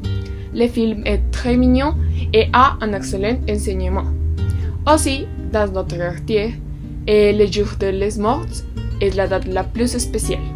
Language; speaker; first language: French; non-native, learner; Spanish